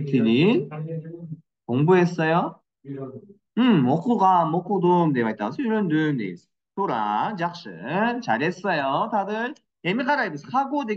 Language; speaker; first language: Korean; non-native, fluent; Kyrgyz